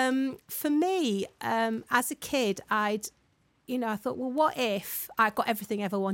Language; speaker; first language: English; native; English